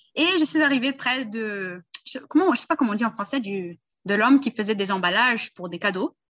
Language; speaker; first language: French; early bilingual, heritage; Portuguese